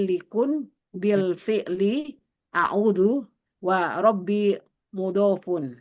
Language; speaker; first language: Arabic; non-native, learner; Indonesian